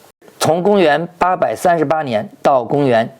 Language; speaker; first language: Chinese; native; Chinese